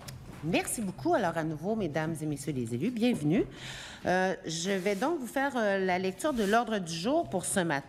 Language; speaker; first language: French; native; French